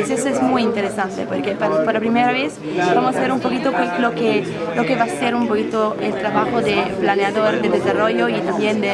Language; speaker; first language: Spanish; non-native, fluent; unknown